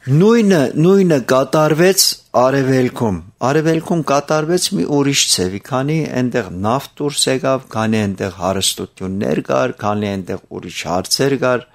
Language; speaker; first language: Armenian; early bilingual, heritage; Armenian